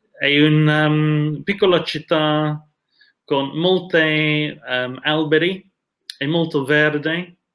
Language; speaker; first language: Italian; non-native, fluent; English